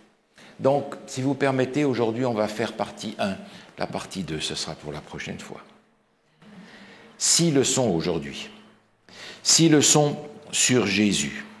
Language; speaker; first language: French; native; French